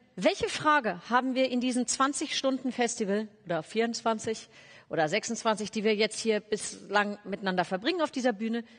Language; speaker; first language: German; native; German